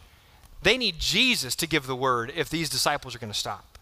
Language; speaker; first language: English; native; English